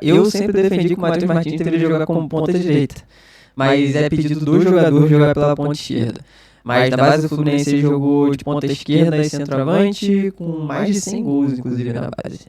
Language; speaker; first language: Portuguese; native; Portuguese